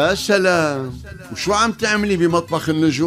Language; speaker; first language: Arabic; native; Arabic